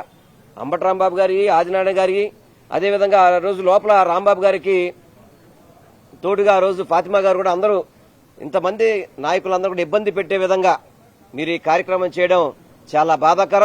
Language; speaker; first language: Telugu; native; Telugu